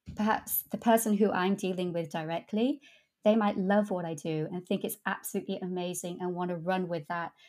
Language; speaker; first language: English; native; English